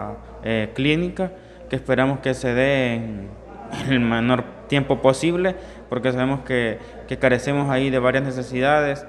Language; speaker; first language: Spanish; native; Spanish